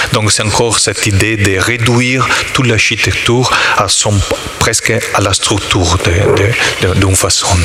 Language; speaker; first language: French; non-native, learner; Italian